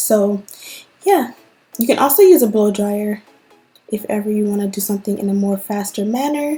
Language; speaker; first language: English; native; English